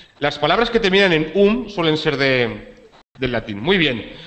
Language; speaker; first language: Spanish; native; Spanish